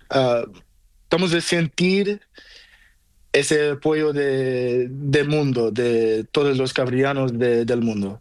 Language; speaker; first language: Spanish; non-native, learner; Portuguese